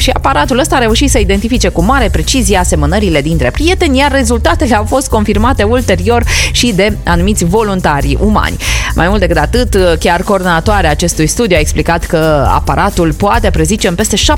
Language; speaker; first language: Romanian; native; Romanian